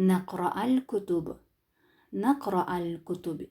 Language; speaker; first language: Arabic; non-native, learner; Kyrgyz